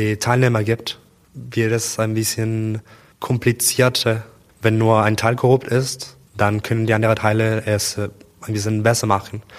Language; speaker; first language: German; non-native, learner; Spanish